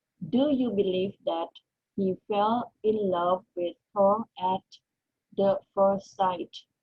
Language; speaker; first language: English; non-native, fluent; Thai